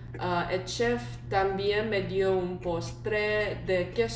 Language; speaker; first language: Spanish; non-native, learner; Chinese